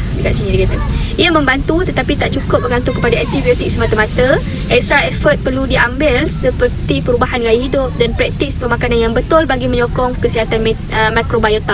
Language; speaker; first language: Malay; native; Malay